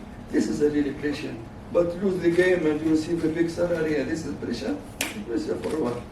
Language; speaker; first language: English; non-native, learner; French